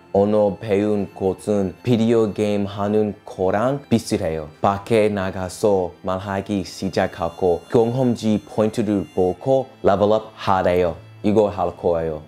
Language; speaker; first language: Korean; non-native, learner; English